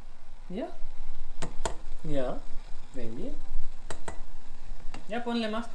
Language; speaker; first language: Spanish; non-native, learner; German